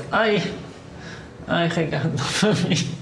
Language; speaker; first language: French; non-native, fluent; Portuguese